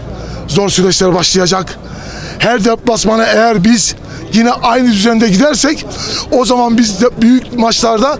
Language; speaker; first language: Turkish; native; Turkish